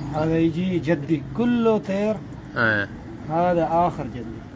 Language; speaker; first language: Arabic; non-native, fluent; Urdu